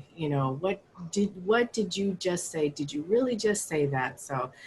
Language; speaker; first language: English; native; English